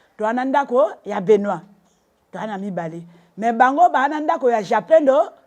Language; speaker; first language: Lingala; native; Lingala